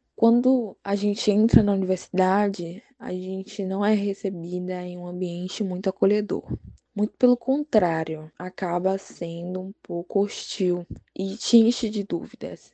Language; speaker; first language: Portuguese; native; Portuguese